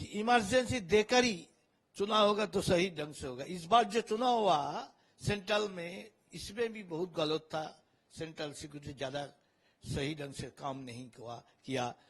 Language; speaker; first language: Hindi; non-native, local second language; Bangla